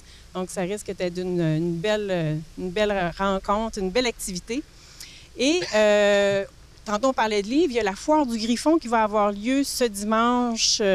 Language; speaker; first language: French; native; French